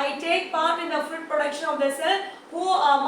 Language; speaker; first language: English; non-native, local second language; Tamil